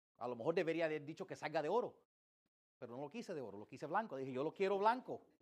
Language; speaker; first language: Spanish; early bilingual, heritage; English